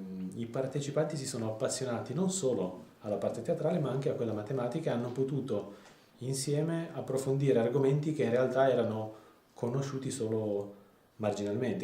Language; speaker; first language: Italian; native; Italian